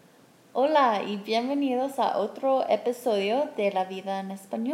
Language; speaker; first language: Spanish; non-native, fluent; English